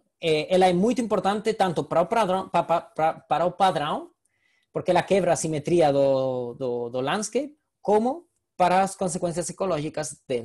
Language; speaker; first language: Portuguese; non-native, fluent; Spanish